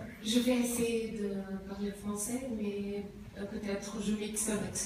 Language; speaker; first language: French; non-native, learner; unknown